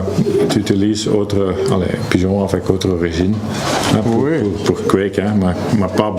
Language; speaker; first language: French; non-native, learner; Dutch